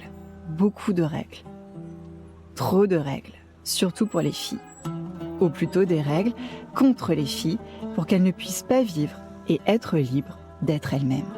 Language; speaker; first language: French; native; French